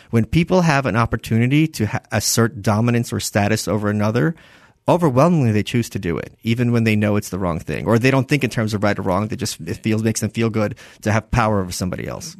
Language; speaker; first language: English; early bilingual, other home language; Russian